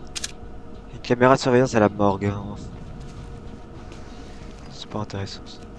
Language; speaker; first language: French; native; French